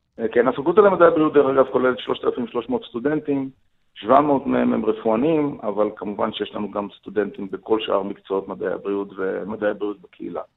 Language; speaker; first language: Hebrew; non-native, fluent; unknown